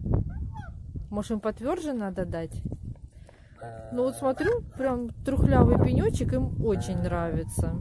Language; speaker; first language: Russian; native; Russian